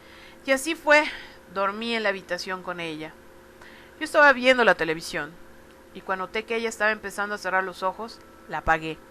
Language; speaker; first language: Spanish; native; Spanish